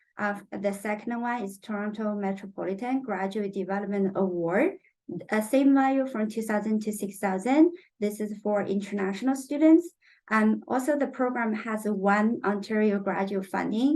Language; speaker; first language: English; non-native, fluent; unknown